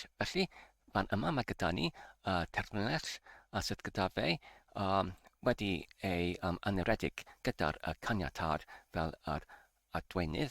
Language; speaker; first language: Welsh; non-native, learner; English